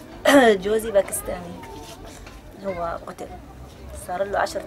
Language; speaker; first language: Arabic; native; Arabic